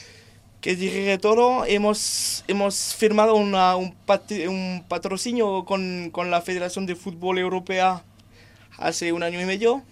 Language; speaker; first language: Spanish; non-native, fluent; French